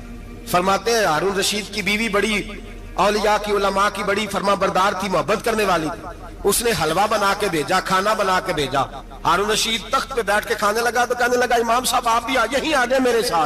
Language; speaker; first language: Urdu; non-native, local second language; Punjabi